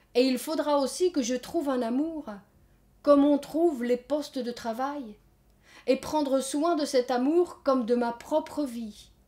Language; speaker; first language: French; native; French